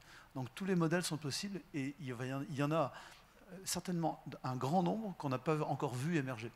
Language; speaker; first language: French; native; French